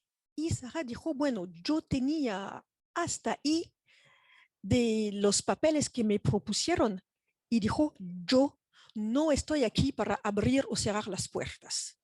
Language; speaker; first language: Spanish; non-native, fluent; French